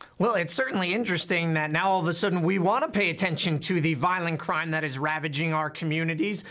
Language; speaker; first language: English; native; English